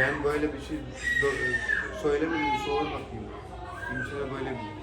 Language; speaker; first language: Turkish; non-native, learner; Urdu